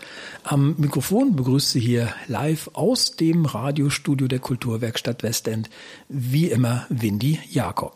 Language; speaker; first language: German; native; German